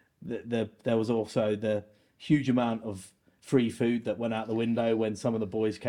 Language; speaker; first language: English; native; English